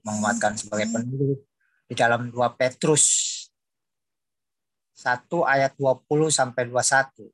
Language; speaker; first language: Indonesian; native; Indonesian